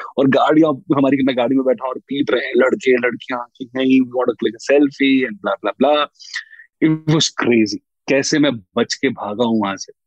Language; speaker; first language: Hindi; native; Hindi